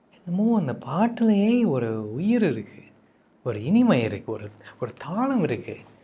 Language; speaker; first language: Tamil; non-native, fluent; English